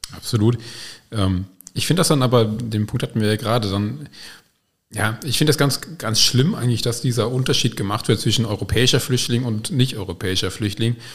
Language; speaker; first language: German; native; German